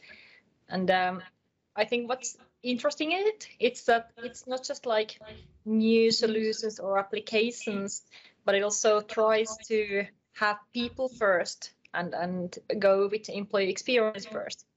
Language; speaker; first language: English; non-native, fluent; Finnish